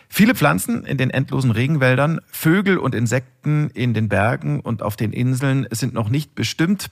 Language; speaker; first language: German; native; German